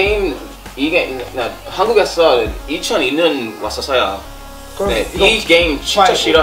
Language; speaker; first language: Korean; non-native, learner; English